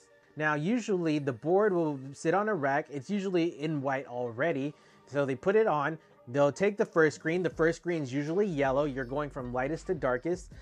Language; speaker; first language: English; native; English